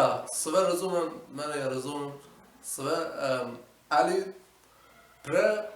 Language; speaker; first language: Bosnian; non-native, learner; Persian